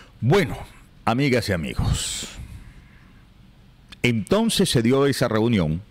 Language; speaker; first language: Spanish; native; Spanish